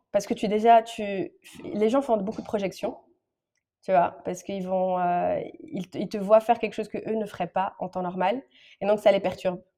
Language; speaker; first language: French; non-native, local second language; Arabic